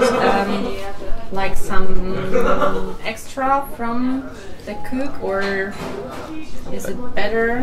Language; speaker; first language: English; non-native, fluent; German